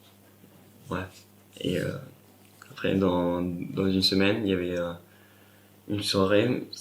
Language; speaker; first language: French; non-native, fluent; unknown